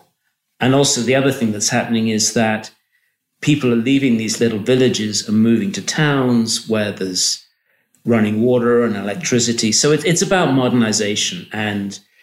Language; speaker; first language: English; native; English